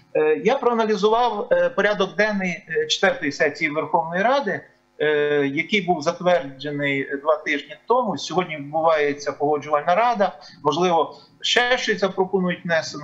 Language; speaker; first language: Ukrainian; native; Ukrainian